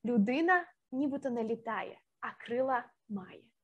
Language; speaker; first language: Ukrainian; native; Ukrainian